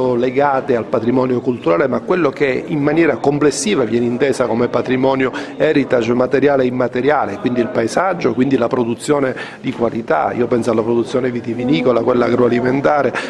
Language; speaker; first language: Italian; native; Italian